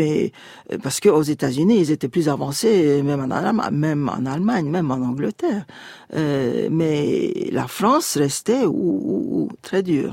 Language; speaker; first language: French; non-native, fluent; Turkish